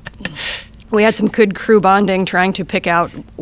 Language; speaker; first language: English; native; English